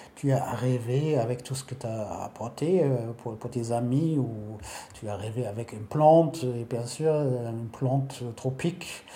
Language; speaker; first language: French; non-native, fluent; German